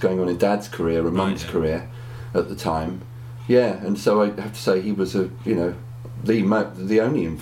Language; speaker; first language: English; native; English